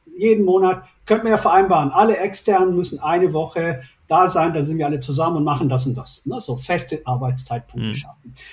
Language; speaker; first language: German; early bilingual, other home language; Turkish